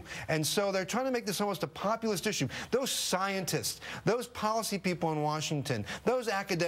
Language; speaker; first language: English; native; English